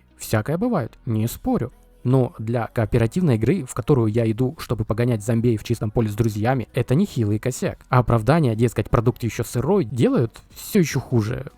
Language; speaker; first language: Russian; native; Russian